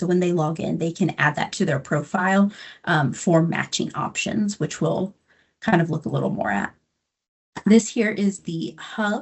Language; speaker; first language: English; native; English